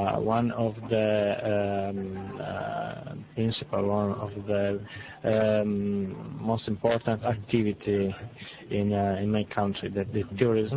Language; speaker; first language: English; non-native, learner; Italian